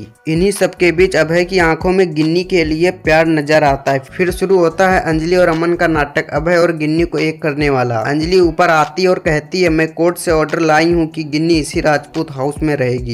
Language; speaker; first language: Hindi; native; Hindi